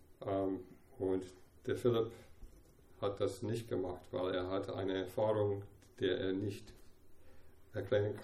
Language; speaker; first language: German; non-native, fluent; English